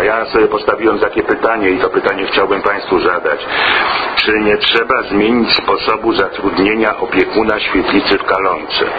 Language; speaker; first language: Polish; native; Polish